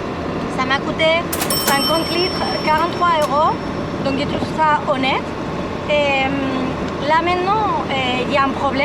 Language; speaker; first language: French; non-native, fluent; Spanish